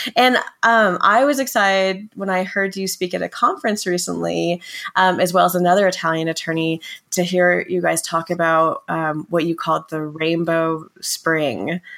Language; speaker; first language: English; native; English